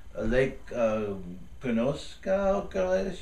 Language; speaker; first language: Spanish; non-native, learner; English